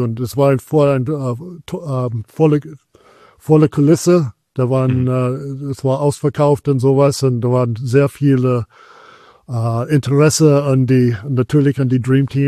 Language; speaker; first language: German; non-native, fluent; English